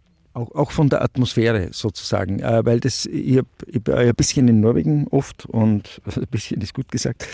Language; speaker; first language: German; native; German